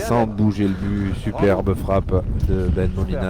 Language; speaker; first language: French; native; French